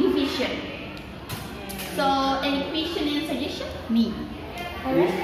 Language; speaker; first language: English; non-native, learner; Indonesian